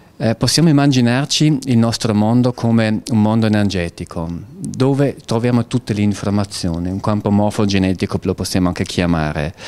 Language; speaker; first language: Italian; non-native, fluent; German